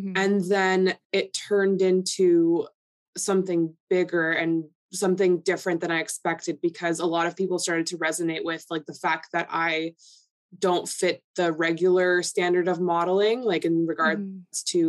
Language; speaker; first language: English; early bilingual, other home language; Polish